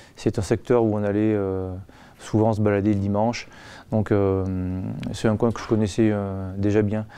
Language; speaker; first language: French; native; French